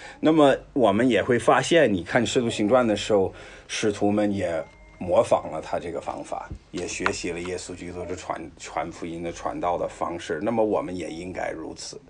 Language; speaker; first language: Chinese; non-native, fluent; English